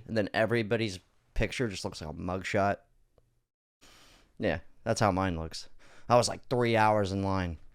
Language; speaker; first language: English; native; English